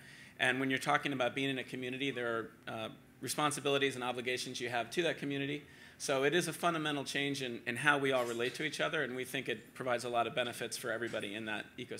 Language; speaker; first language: English; native; English